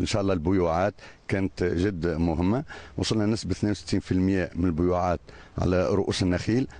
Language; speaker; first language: Arabic; native; Arabic